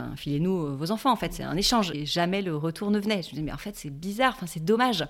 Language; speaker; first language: French; native; French